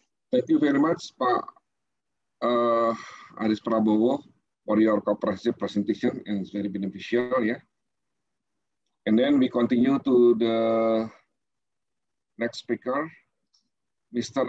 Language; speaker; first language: English; non-native, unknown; Indonesian